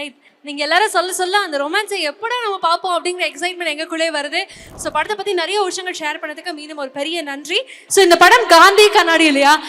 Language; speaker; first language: Tamil; native; Tamil